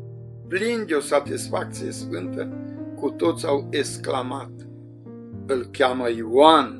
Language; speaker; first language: Romanian; native; Romanian